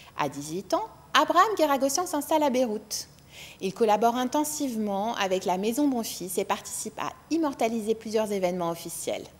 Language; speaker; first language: French; non-native, local second language; Arabic